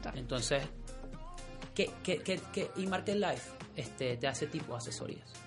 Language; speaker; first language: Spanish; native; Spanish